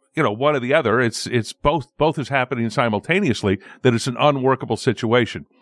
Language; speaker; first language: English; native; English